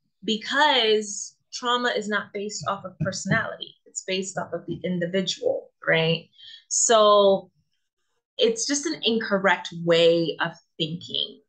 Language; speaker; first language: English; native; English